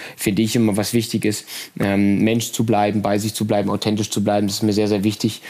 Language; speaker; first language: German; native; German